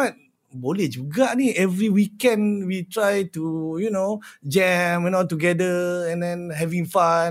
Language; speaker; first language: English; non-native, local second language; Malay